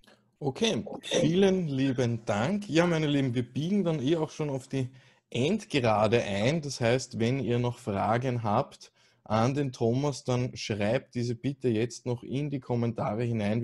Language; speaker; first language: German; native; German